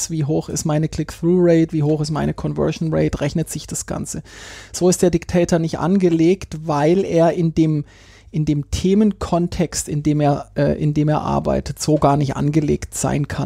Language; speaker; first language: German; native; German